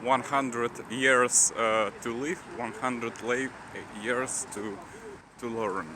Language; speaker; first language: English; non-native, learner; Russian